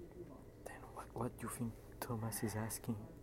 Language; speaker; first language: English; non-native, fluent; French